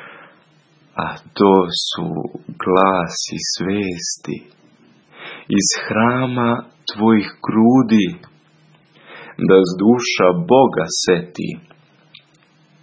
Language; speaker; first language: Serbian; native; Serbian